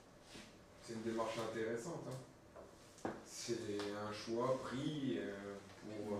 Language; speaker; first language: French; native; French